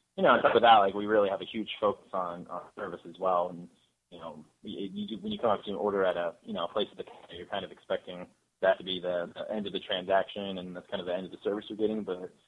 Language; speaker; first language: English; native; English